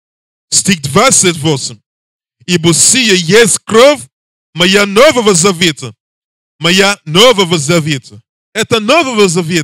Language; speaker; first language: Russian; non-native, learner; English